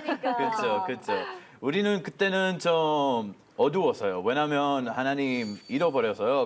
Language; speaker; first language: Korean; non-native, fluent; Hebrew